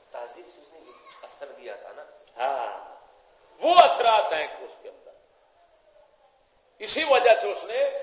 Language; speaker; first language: Urdu; non-native, local second language; Punjabi